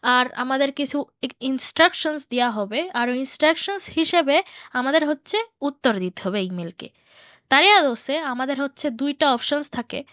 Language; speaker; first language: Bangla; early bilingual, heritage; Bangla